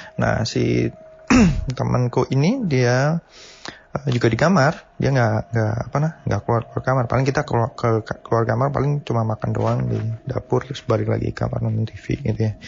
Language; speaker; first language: Indonesian; native; Indonesian